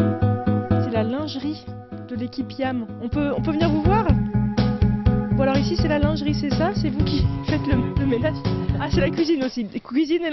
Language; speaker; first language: French; native; French